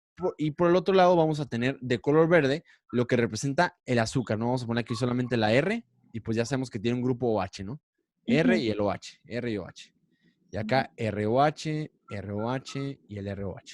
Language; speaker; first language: Spanish; native; Spanish